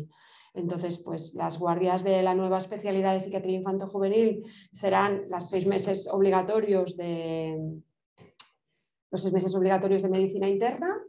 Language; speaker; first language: Spanish; native; Spanish